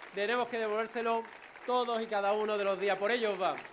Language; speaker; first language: Spanish; native; Spanish